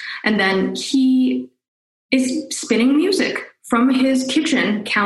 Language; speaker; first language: English; native; English